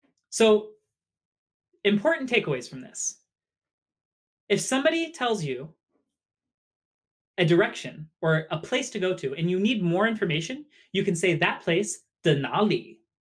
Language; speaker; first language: English; native; English